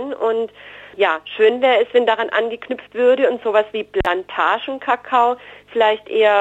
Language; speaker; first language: German; native; German